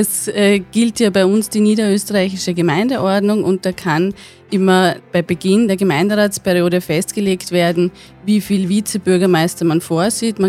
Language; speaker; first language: German; native; German